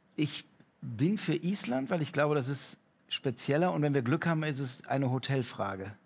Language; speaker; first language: German; native; German